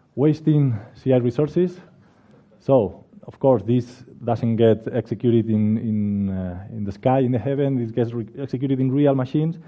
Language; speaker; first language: English; non-native, fluent; Spanish